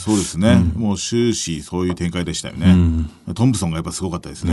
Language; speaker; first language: Japanese; native; Japanese